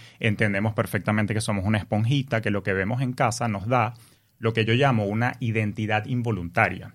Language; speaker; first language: Spanish; native; Spanish